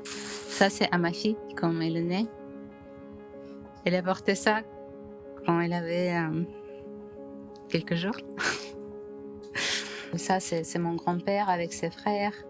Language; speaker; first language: French; non-native, fluent; Ukrainian